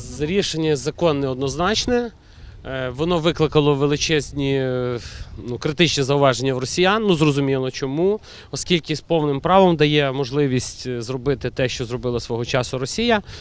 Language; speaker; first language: Ukrainian; native; Ukrainian